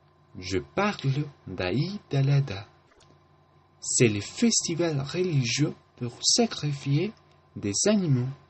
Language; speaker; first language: French; non-native, learner; Spanish